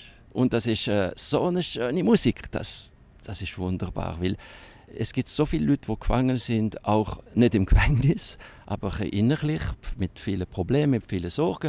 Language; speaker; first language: German; non-native, local second language; French